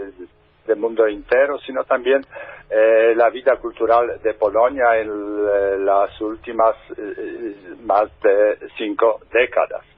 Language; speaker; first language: Spanish; non-native, fluent; Polish